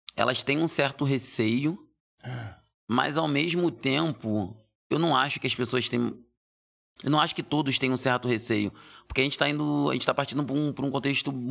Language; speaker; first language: Portuguese; native; Portuguese